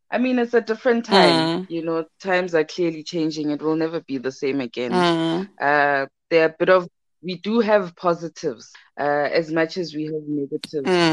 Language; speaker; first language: English; non-native, local second language; Zulu